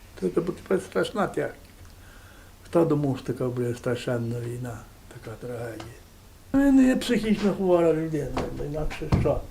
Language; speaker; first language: Ukrainian; native; Ukrainian